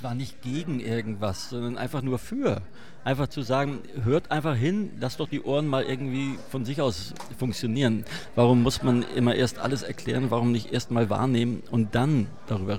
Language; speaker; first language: German; native; German